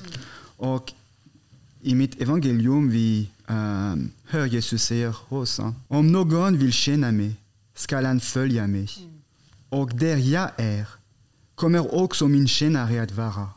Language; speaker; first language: Swedish; non-native, fluent; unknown